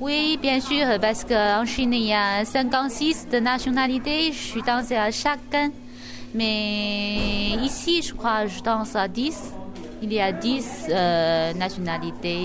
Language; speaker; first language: French; non-native, learner; Chinese